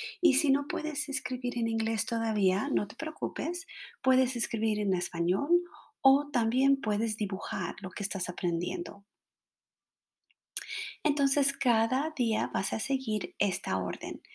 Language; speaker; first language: Spanish; non-native, fluent; English